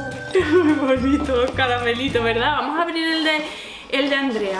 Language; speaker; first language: Spanish; native; Spanish